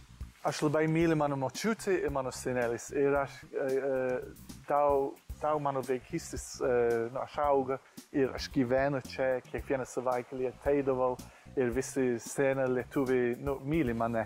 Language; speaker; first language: Lithuanian; non-native, learner; English